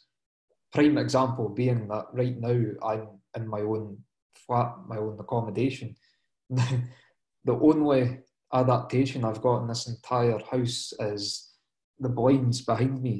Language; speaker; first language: English; native; English